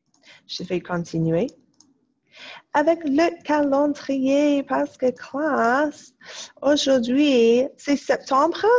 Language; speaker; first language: French; non-native, fluent; English